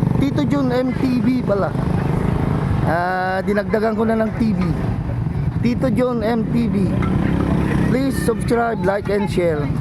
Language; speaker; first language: Filipino; non-native, local second language; Iloko